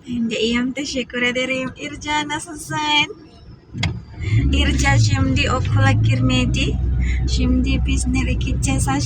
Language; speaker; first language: Turkish; non-native, learner; Indonesian